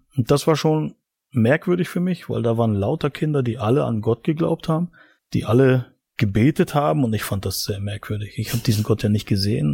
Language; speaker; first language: German; native; German